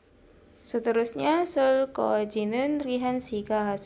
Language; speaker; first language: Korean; non-native, fluent; Indonesian